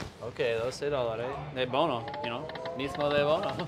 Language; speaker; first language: Spanish; non-native, learner; English